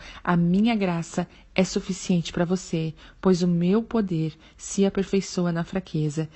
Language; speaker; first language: Portuguese; native; Portuguese